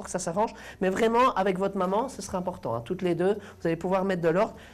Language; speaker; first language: French; native; French